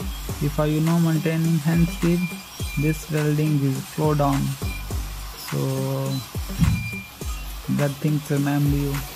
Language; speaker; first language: English; non-native, learner; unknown